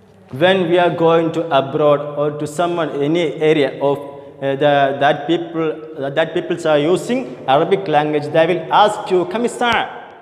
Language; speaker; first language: English; non-native, local second language; Malayalam